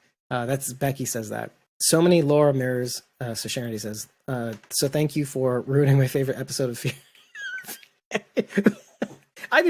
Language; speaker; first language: English; native; English